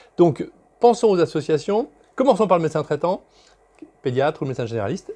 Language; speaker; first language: French; native; French